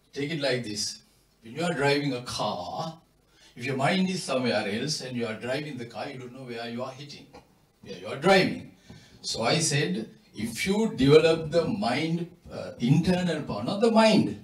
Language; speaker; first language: English; non-native, local second language; Sinhala